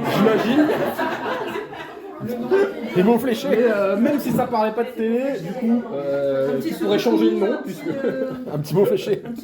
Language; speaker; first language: French; native; French